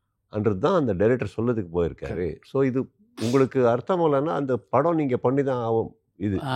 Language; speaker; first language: Tamil; non-native, local second language; Kannada